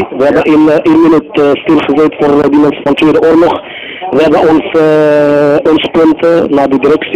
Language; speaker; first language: Dutch; non-native, learner; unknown